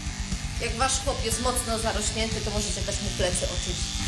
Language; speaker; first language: Polish; native; Polish